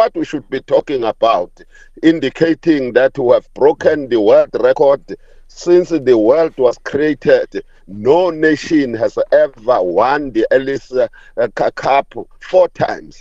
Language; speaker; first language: English; non-native, local second language; Zulu